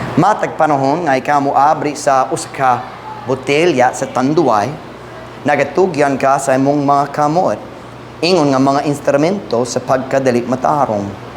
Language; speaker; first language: Cebuano; non-native, fluent; English